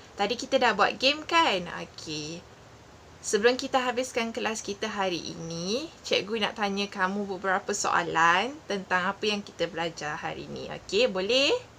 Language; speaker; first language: Malay; non-native, local second language; Iban